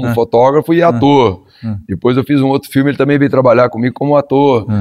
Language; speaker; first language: Portuguese; native; Portuguese